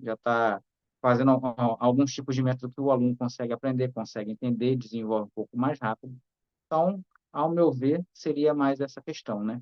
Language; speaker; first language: Portuguese; native; Portuguese